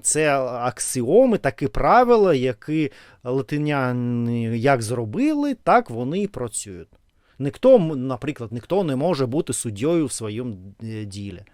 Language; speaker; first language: Ukrainian; non-native, learner; Russian